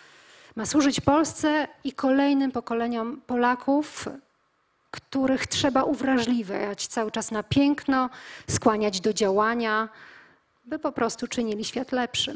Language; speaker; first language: Polish; native; Polish